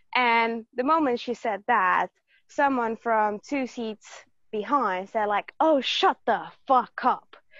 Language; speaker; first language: English; non-native, fluent; Romanian